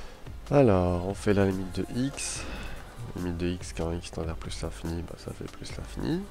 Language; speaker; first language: French; native; French